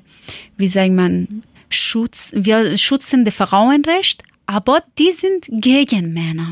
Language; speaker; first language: German; non-native, learner; Persian